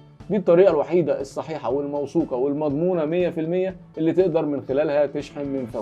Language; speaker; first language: Arabic; native; Arabic